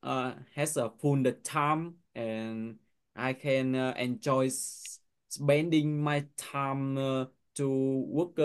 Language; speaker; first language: English; non-native, learner; Vietnamese